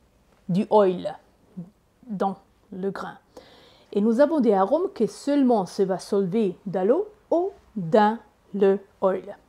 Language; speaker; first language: French; non-native, learner; Italian